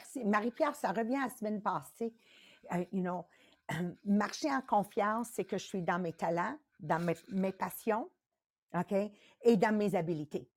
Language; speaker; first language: French; native; French